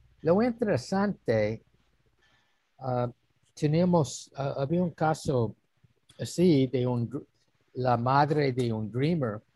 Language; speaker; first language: Spanish; non-native, fluent; English